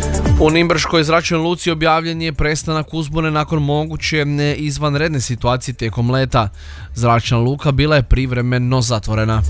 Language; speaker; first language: Croatian; native; Croatian